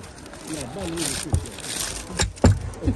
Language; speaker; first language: Spanish; non-native, learner; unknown